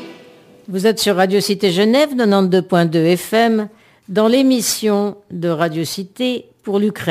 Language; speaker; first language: French; native; French